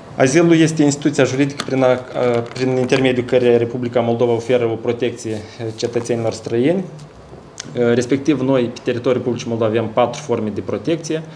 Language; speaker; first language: Romanian; native; Romanian